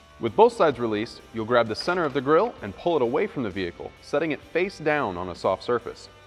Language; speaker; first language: English; native; English